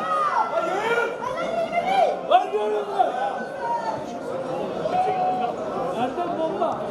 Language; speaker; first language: Turkish; native; Turkish